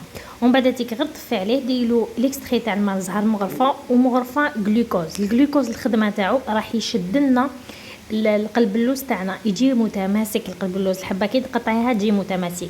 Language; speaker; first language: Arabic; native; Arabic